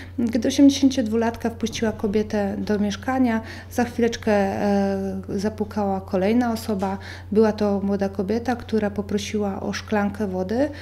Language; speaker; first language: Polish; native; Polish